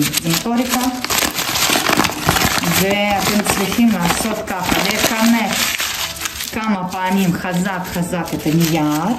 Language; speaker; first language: Hebrew; non-native, fluent; Russian